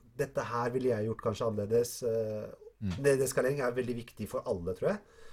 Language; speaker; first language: Norwegian; early bilingual, other home language; Arabic